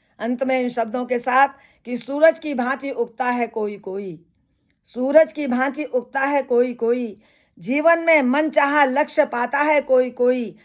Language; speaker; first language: Hindi; native; Hindi